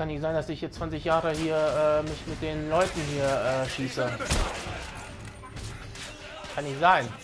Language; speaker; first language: German; native; German